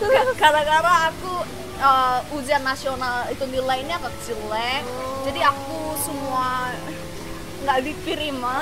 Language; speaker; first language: Indonesian; non-native, fluent; Korean